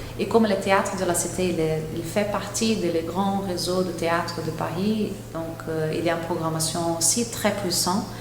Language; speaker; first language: French; non-native, fluent; Portuguese